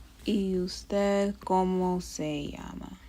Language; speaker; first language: Spanish; non-native, learner; English